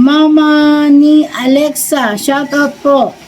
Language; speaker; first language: Filipino; native; Filipino